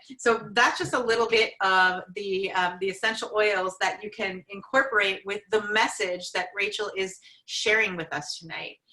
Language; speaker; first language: English; native; English